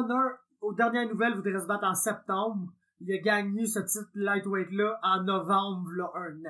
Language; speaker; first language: French; native; French